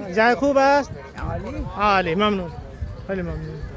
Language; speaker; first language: Persian; non-native, learner; Urdu